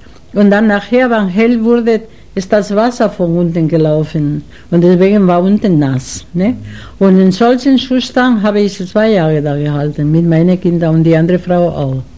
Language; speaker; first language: German; non-native, learner; Spanish